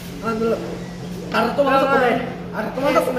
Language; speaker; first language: Spanish; non-native, learner; Korean